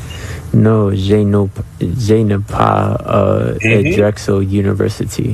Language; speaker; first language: French; non-native, learner; English